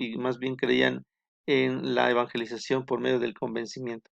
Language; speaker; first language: Spanish; native; Spanish